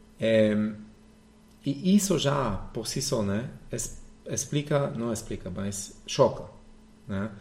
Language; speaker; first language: Portuguese; non-native, fluent; Polish